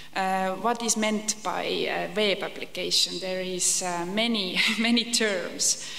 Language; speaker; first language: English; non-native, fluent; Estonian